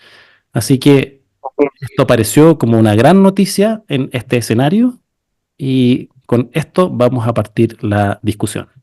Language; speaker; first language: Spanish; native; Spanish